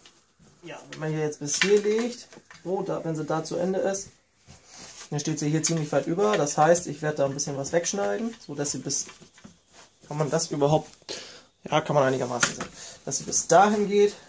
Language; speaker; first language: German; native; German